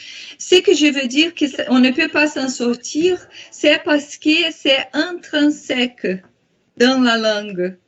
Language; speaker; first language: French; non-native, fluent; Portuguese